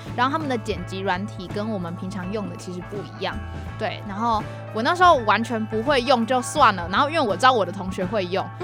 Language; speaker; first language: Chinese; native; Chinese